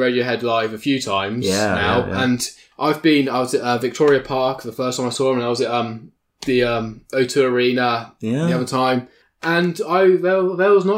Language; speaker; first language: English; native; English